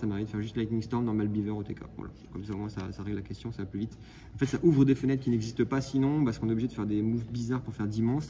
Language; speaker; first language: French; native; French